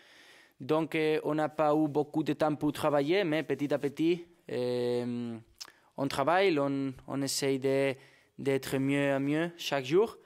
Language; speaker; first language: French; non-native, fluent; Spanish